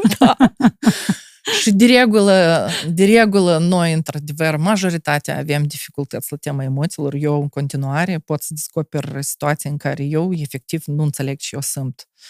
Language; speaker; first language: Romanian; non-native, local second language; Russian